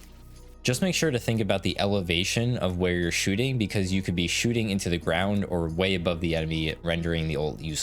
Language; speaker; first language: English; native; English